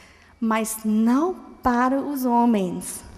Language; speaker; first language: Portuguese; non-native, fluent; English